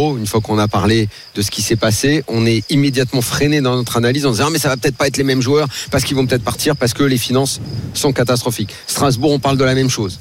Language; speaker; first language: French; native; French